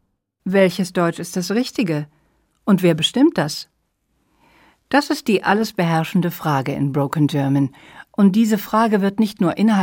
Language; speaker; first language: German; native; German